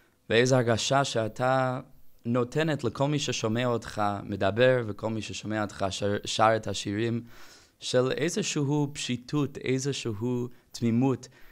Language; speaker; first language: Hebrew; non-native, fluent; English